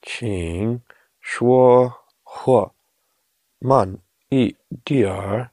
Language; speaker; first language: Chinese; non-native, learner; English